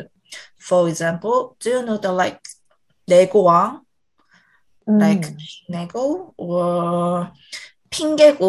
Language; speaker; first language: English; non-native, learner; Korean